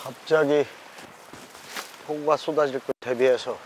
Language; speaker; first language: Korean; native; Korean